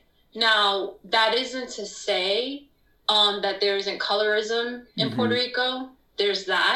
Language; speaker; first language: English; non-native, fluent; Spanish